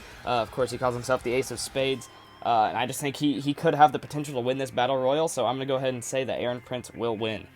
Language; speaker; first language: English; native; English